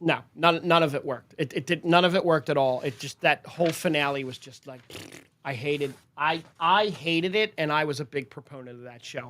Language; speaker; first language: English; native; English